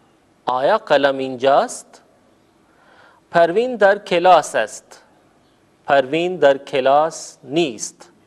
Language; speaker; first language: Persian; non-native, fluent; Urdu